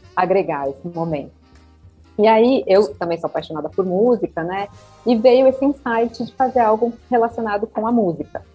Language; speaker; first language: Portuguese; native; Portuguese